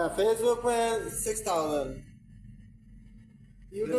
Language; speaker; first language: Hindi; non-native, learner; Bangla